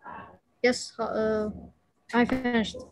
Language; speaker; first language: English; non-native, learner; Arabic